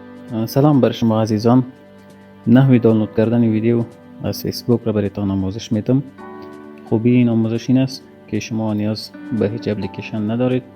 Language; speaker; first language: Persian; native; Persian